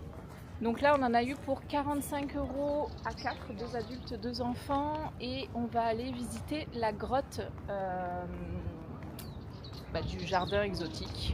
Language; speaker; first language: French; native; French